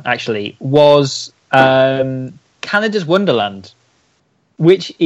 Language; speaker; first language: English; native; English